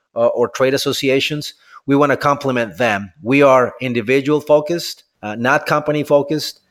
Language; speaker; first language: English; non-native, fluent; Spanish